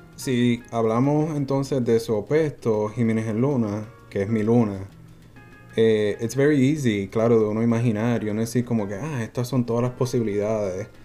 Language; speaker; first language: Spanish; native; Spanish